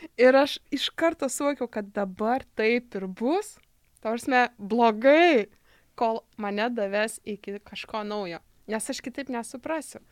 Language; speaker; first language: Lithuanian; native; Lithuanian